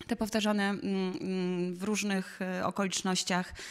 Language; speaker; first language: Polish; native; Polish